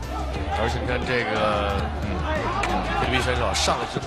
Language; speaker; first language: Chinese; native; Chinese